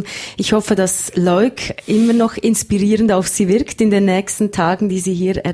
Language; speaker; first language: German; native; German